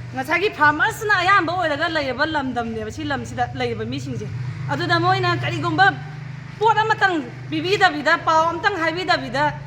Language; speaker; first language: Manipuri; native; Manipuri